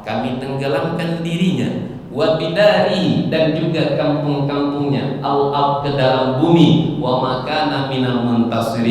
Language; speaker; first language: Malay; native; Malay